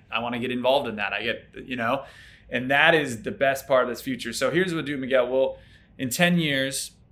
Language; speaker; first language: English; native; English